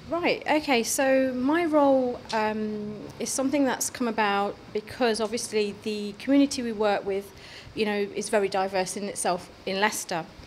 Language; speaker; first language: English; early bilingual, other home language; Hindi